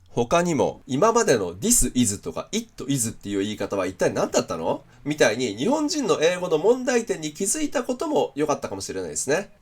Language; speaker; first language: Japanese; native; Japanese